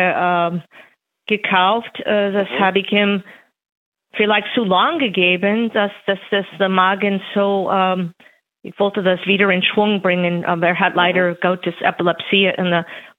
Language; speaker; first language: German; non-native, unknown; English